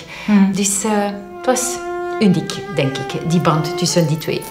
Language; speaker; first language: Dutch; non-native, local second language; French